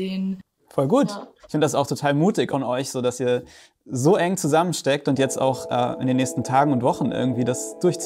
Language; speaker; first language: German; native; German